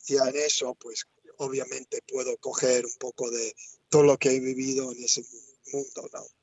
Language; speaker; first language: Spanish; non-native, fluent; English